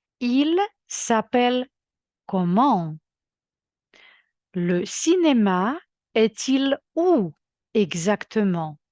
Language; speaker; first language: French; non-native, fluent; Ukrainian